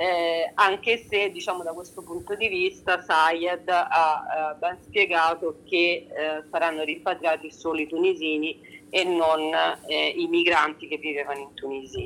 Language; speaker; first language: Italian; native; Italian